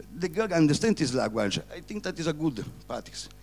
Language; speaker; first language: English; non-native, learner; Italian